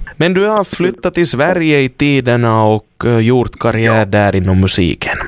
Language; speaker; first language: Swedish; native; Swedish